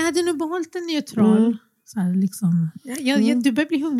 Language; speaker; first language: Swedish; early bilingual, other home language; Arabic